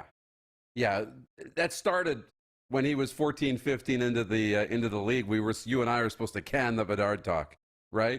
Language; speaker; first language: English; native; English